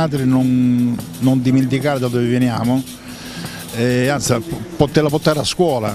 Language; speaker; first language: Italian; native; Italian